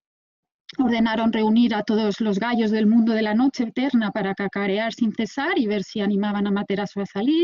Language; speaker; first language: Spanish; native; Spanish